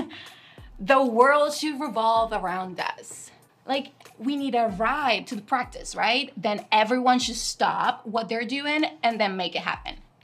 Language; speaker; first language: English; non-native, fluent; Spanish